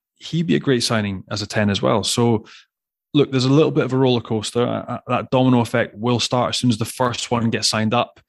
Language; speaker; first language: English; native; English